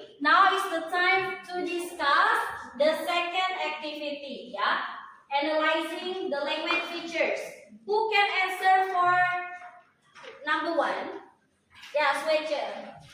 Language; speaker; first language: English; non-native, fluent; Indonesian